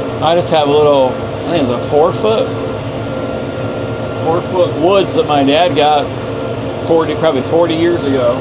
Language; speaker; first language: English; native; English